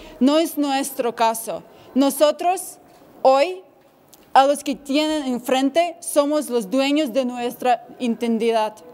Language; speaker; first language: Spanish; non-native, fluent; Ukrainian